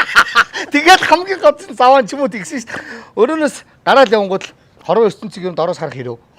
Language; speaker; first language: Mongolian; native; Mongolian